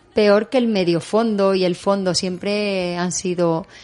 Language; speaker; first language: Spanish; native; Spanish